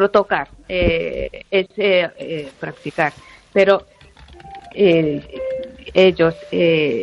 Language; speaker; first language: Spanish; non-native, learner; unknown